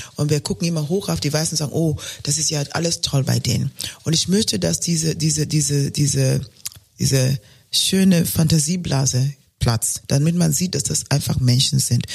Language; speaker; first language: German; non-native, fluent; Luo (Kenya and Tanzania)